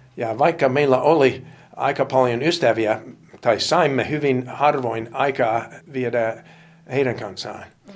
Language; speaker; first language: Finnish; non-native, fluent; English